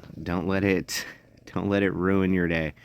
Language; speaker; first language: English; native; English